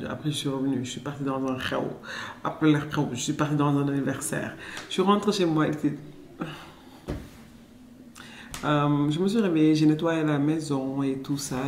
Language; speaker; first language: French; non-native, local second language; Wolof